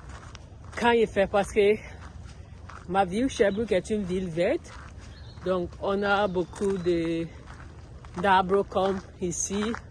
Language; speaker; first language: French; non-native, learner; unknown